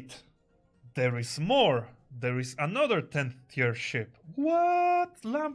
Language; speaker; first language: English; non-native, fluent; Polish